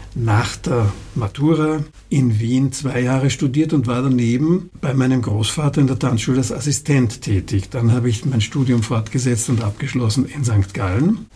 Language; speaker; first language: German; native; German